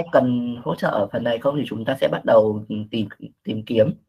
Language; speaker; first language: Vietnamese; native; Vietnamese